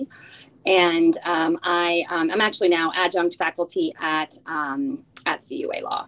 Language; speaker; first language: English; early bilingual, other home language; Spanish